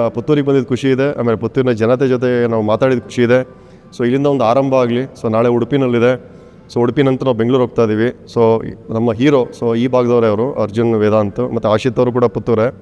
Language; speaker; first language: Kannada; native; Kannada